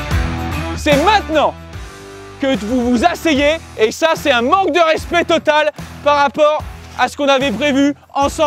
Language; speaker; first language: French; native; French